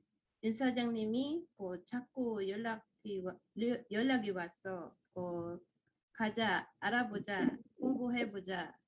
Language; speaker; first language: Korean; non-native, fluent; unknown